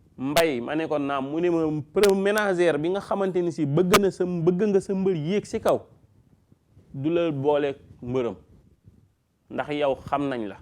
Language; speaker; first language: Wolof; native; Wolof